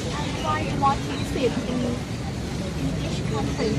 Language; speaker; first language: English; non-native, learner; Thai